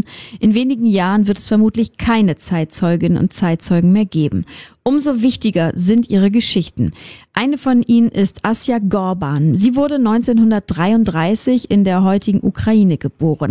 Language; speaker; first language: German; native; German